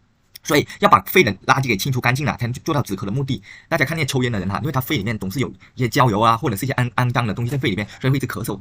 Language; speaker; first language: Chinese; native; Chinese